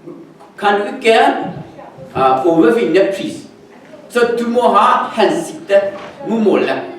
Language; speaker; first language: Norwegian; non-native, learner; Hakha Chin